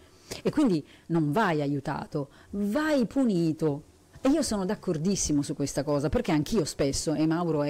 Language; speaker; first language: Italian; native; Italian